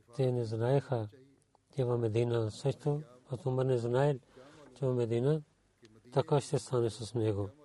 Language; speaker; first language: Bulgarian; non-native, learner; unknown